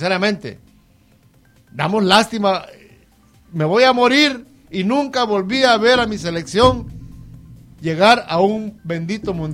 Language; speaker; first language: Spanish; native; Spanish